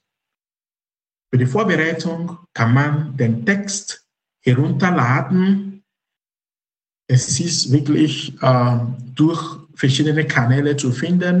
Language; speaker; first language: German; non-native, fluent; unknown